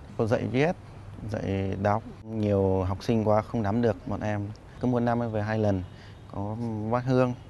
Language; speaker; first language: Vietnamese; early bilingual, heritage; Polish